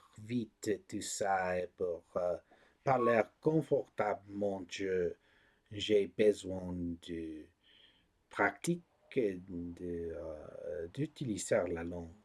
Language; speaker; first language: French; non-native, learner; English